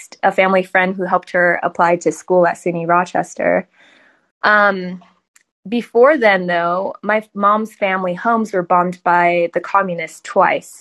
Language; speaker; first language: English; early bilingual, other home language; Chinese